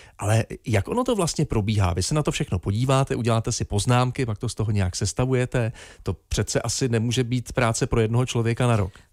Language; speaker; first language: Czech; native; Czech